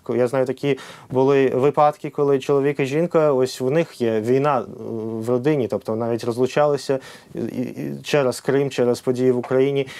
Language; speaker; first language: Ukrainian; non-native, local second language; Russian